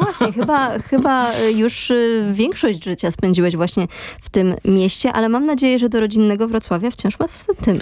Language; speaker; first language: Polish; native; Polish